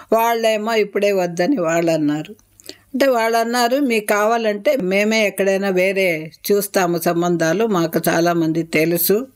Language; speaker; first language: Telugu; non-native, local second language; Tamil